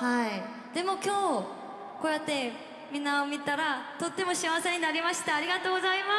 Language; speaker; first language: Japanese; non-native, fluent; Korean